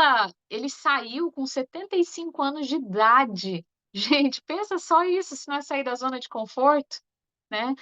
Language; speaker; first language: Portuguese; native; Portuguese